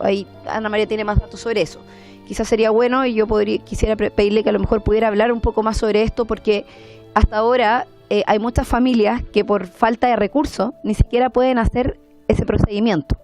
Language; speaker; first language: Spanish; native; Spanish